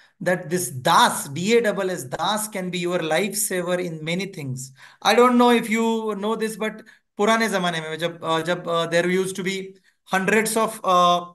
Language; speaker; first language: English; non-native, local second language; Hindi